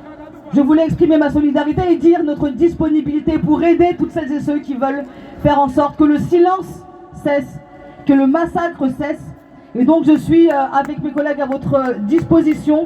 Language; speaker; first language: French; native; French